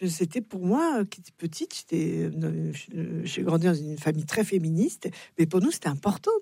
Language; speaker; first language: French; native; French